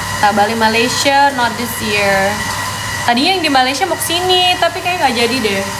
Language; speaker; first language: Indonesian; native; Indonesian